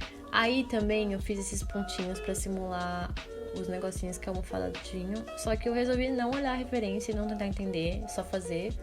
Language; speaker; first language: Portuguese; native; Portuguese